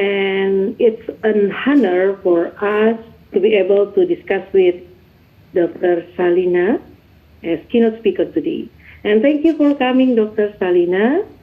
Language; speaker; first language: English; non-native, learner; Indonesian